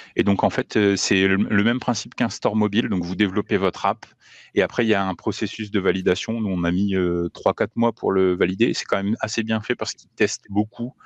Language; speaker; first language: French; native; French